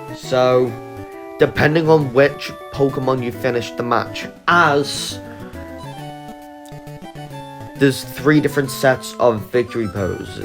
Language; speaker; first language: English; native; English